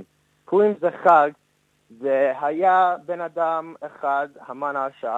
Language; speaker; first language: Hebrew; non-native, fluent; English